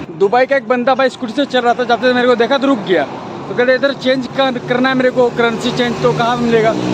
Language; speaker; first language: Hindi; native; Hindi